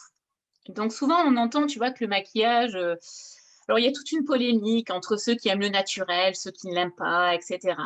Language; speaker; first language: French; native; French